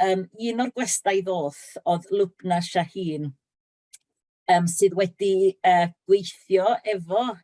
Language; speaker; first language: Welsh; native; Welsh